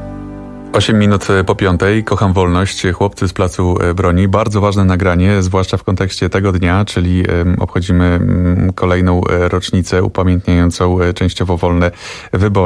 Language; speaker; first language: Polish; native; Polish